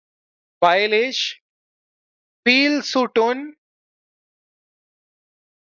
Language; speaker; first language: German; non-native, fluent; Hindi